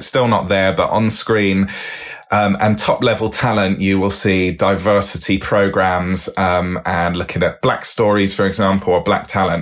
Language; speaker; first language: English; native; English